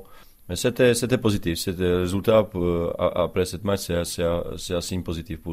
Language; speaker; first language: French; non-native, learner; Czech